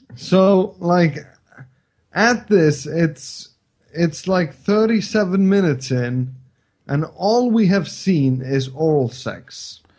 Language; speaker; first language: English; non-native, fluent; Icelandic